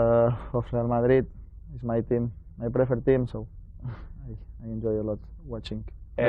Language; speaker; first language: English; non-native, learner; Spanish